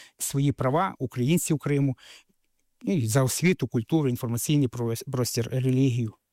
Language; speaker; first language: Ukrainian; native; Ukrainian